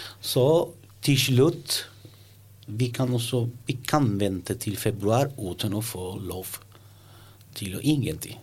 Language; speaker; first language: Norwegian; non-native, learner; Italian